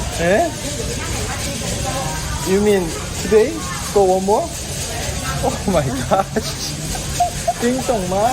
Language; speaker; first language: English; non-native, learner; Korean